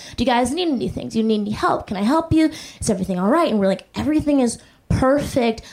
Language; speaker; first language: English; native; English